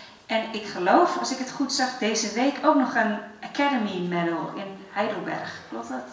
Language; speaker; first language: Dutch; native; Dutch